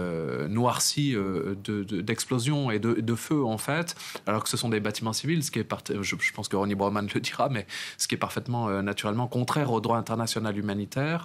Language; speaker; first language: French; native; French